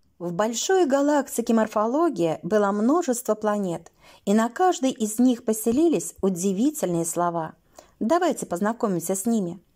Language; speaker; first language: Russian; native; Russian